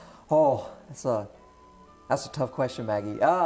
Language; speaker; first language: English; native; English